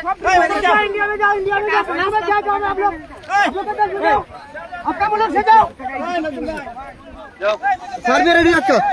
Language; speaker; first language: Hindi; non-native, learner; Bangla